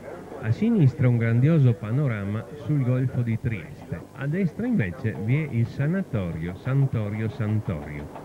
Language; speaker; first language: Italian; native; Italian